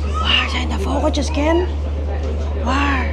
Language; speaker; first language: Dutch; non-native, fluent; Filipino